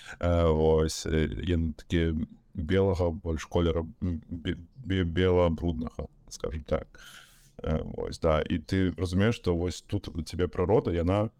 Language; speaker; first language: Belarusian; native; Belarusian